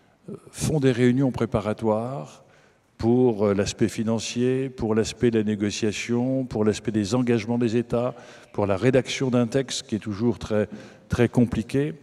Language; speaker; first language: French; native; French